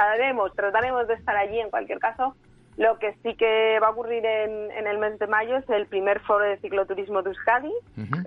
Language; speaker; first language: Spanish; native; Spanish